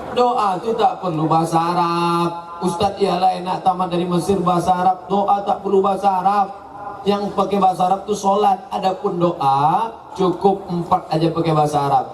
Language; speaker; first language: Indonesian; native; Indonesian